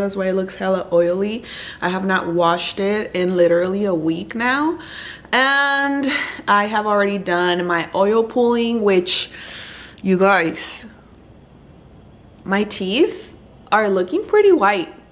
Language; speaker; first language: English; early bilingual, other home language; Spanish